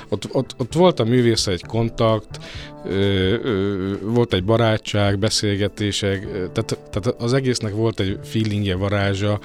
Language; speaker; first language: Hungarian; native; Hungarian